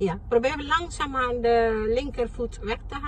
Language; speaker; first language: Dutch; non-native, fluent; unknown